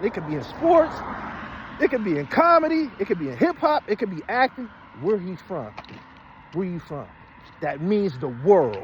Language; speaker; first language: English; native; English